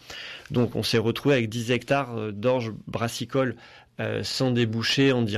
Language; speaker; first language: French; native; French